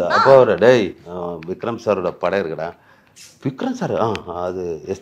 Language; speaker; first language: Tamil; non-native, learner; Malayalam